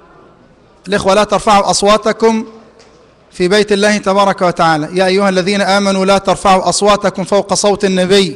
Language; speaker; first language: Arabic; native; Arabic